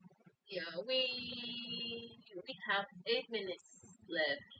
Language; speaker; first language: English; non-native, fluent; Indonesian